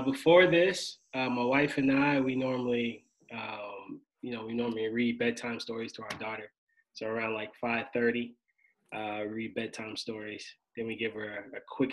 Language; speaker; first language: English; native; English